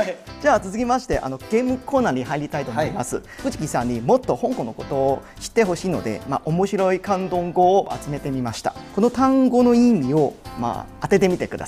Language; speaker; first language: Japanese; non-native, fluent; Cantonese